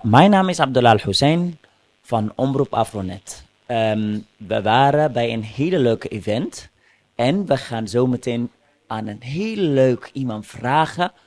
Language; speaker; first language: Dutch; non-native, fluent; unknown